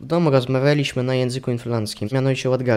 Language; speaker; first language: Polish; non-native, local second language; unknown